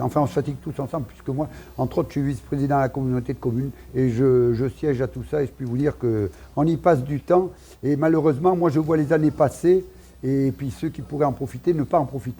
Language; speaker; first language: French; native; French